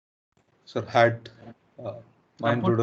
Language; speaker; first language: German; non-native, learner; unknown